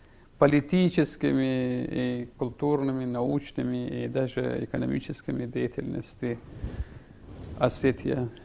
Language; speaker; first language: Russian; non-native, fluent; Persian